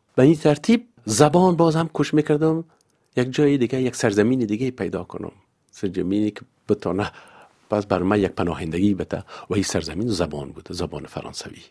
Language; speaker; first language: Persian; native; Persian